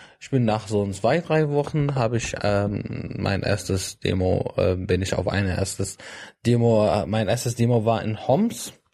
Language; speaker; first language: German; non-native, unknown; Arabic